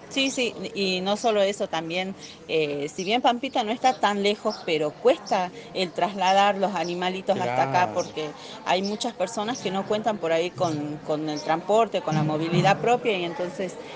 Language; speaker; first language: Spanish; native; Spanish